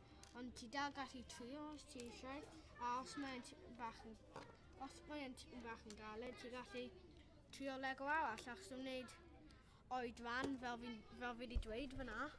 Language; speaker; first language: Welsh; non-native, local second language; English